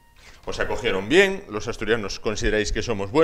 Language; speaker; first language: Spanish; native; Spanish